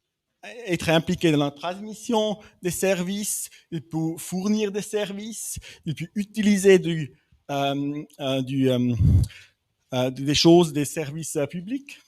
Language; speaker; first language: French; non-native, fluent; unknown